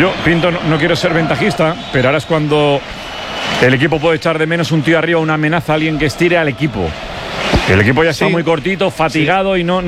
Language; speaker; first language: Spanish; native; Spanish